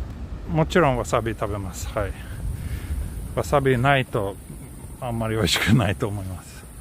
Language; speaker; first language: Japanese; non-native, learner; Swedish